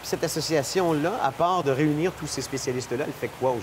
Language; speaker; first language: French; native; French